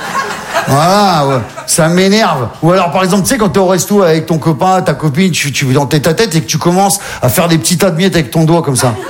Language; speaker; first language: French; native; French